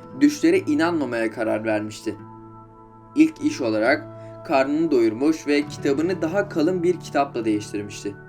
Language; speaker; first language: Turkish; native; Turkish